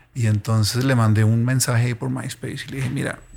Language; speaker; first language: Spanish; native; Spanish